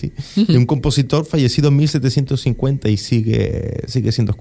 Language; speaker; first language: Spanish; native; Spanish